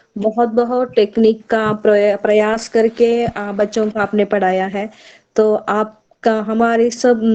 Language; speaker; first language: Hindi; non-native, local second language; Marathi